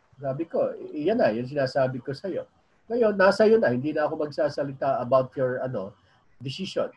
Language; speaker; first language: Filipino; native; Filipino